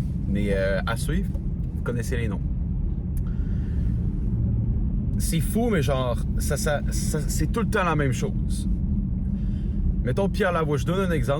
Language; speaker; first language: French; native; French